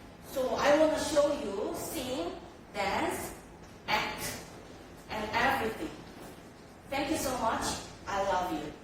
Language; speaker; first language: English; non-native, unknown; Korean